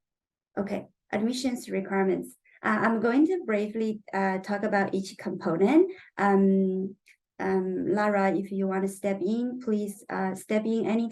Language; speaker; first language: English; non-native, fluent; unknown